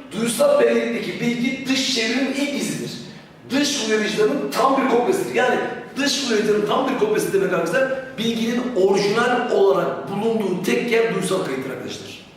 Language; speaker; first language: Turkish; native; Turkish